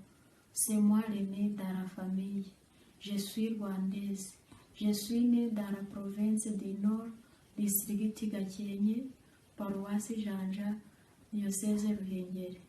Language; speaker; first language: French; non-native, local second language; Kinyarwanda